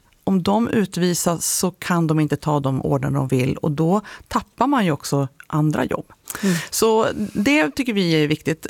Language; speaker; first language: Swedish; native; Swedish